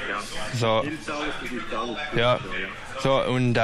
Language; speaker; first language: German; non-native, learner; English